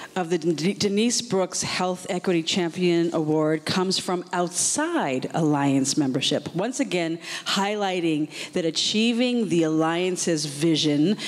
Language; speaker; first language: English; native; English